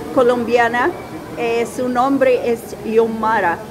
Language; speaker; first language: Spanish; non-native, learner; Arabic